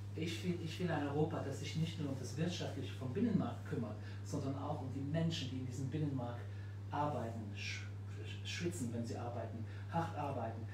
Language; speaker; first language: German; non-native, local second language; Luxembourgish